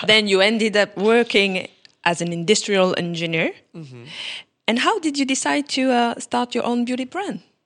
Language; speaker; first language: English; non-native, fluent; French